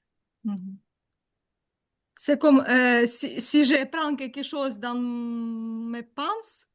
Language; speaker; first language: French; non-native, learner; Ukrainian